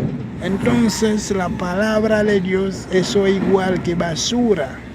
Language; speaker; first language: Spanish; non-native, fluent; Haitian Creole